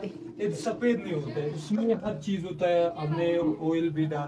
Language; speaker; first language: Hindi; non-native, fluent; Pashto